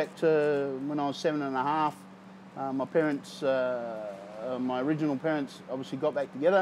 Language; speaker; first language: English; native; English